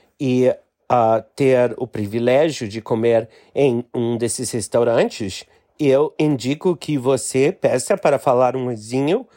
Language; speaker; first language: Portuguese; non-native, fluent; English